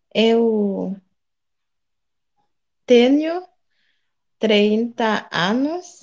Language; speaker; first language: Portuguese; non-native, learner; Haitian Creole